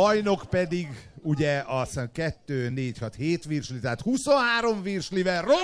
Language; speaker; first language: Hungarian; native; Hungarian